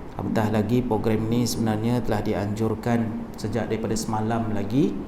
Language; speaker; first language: Malay; native; Malay